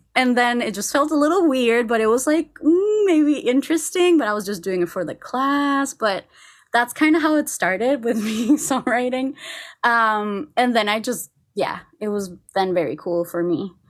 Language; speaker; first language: English; non-native, fluent; Spanish